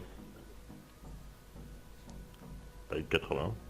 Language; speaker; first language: French; native; French